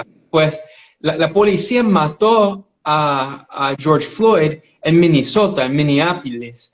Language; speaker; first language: Spanish; non-native, fluent; English